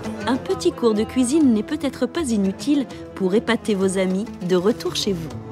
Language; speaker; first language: French; native; French